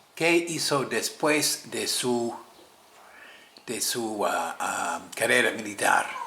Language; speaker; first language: Spanish; non-native, fluent; English